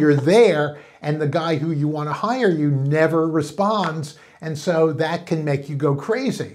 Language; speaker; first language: English; native; English